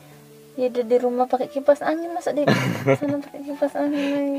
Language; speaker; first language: Indonesian; native; Indonesian